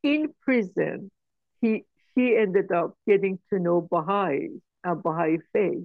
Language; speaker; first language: English; non-native, fluent; Persian